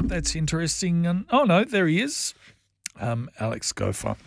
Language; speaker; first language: English; native; English